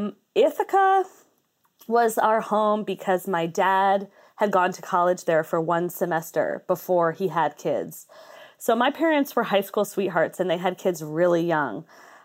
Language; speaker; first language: English; native; English